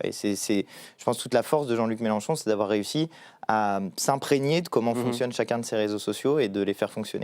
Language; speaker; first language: French; native; French